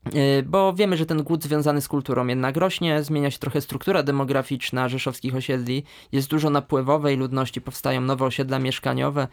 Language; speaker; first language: Polish; native; Polish